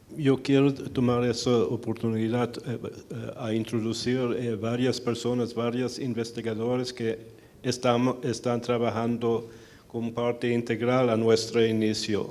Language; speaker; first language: Spanish; early bilingual, heritage; Spanish